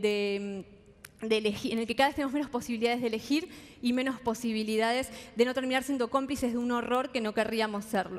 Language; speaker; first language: Spanish; native; Spanish